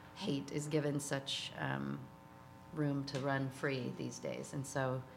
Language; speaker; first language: English; native; English